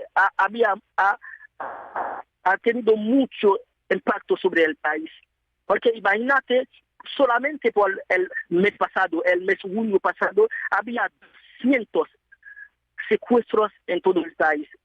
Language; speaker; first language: Spanish; non-native, fluent; Haitian Creole